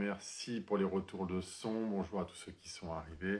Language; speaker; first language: French; native; French